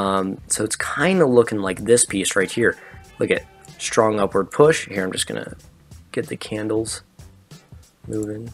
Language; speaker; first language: English; native; English